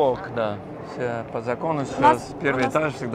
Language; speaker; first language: Russian; non-native, fluent; English